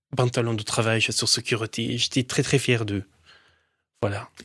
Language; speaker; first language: French; non-native, learner; Arabic